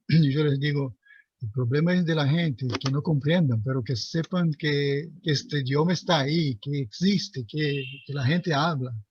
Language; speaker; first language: Spanish; non-native, fluent; Portuguese